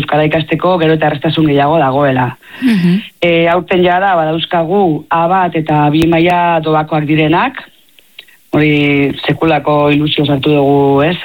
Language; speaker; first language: Basque; non-native, local second language; Spanish